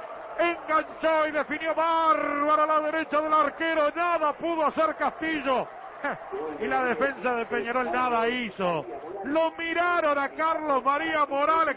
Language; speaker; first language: Spanish; native; Spanish